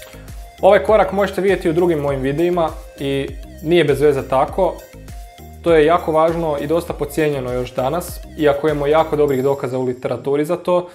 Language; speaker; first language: Croatian; native; Croatian